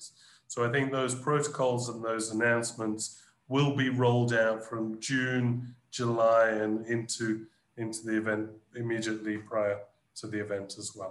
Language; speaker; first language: English; native; English